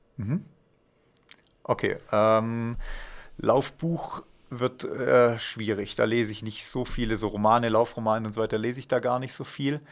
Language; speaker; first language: German; native; German